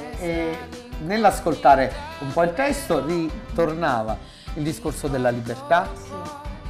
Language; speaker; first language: Italian; native; Italian